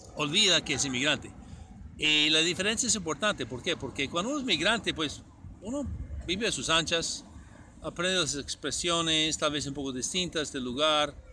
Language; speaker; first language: Spanish; non-native, fluent; English